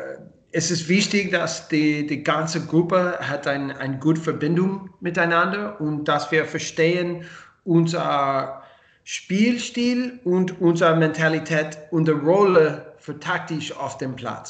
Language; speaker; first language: German; non-native, learner; English